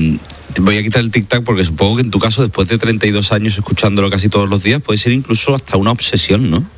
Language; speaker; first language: Spanish; native; Spanish